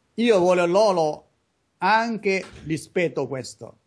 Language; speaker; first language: Italian; non-native, fluent; Chinese